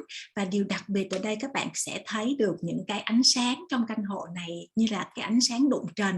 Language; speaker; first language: Vietnamese; native; Vietnamese